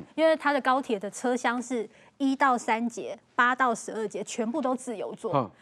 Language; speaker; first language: Chinese; native; Chinese